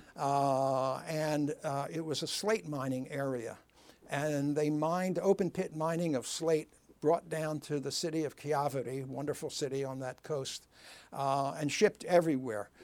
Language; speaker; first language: English; early bilingual, other home language; Italian